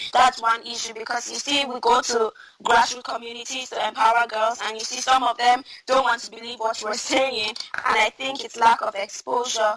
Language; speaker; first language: English; non-native, local second language; Hausa